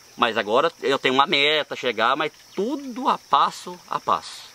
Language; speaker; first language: Portuguese; native; Portuguese